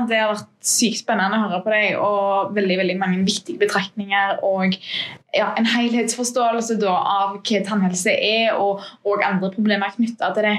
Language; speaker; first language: Norwegian; native; Norwegian